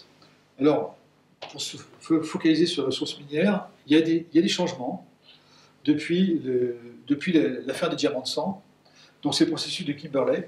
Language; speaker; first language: French; native; French